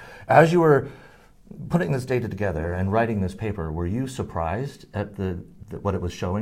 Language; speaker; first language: English; native; English